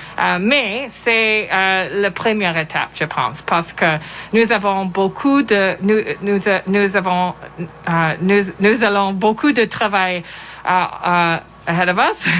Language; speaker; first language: French; non-native, learner; English